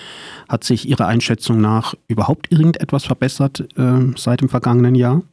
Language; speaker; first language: German; native; German